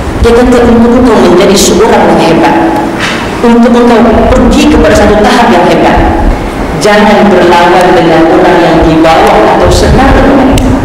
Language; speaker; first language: Malay; native; Malay